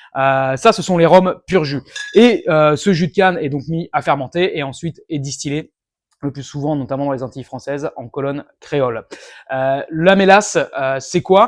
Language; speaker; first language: French; native; French